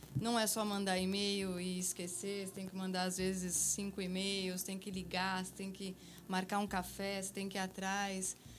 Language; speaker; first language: Portuguese; native; Portuguese